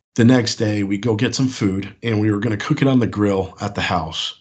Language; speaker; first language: English; native; English